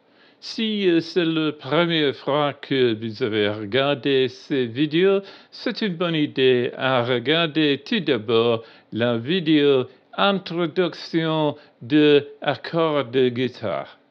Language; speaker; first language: French; non-native, learner; English